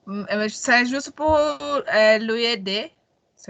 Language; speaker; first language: French; non-native, learner; Portuguese